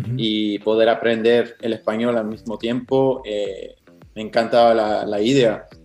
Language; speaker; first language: Spanish; non-native, fluent; English